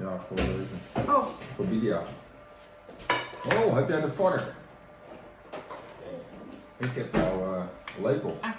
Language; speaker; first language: Dutch; non-native, learner; Thai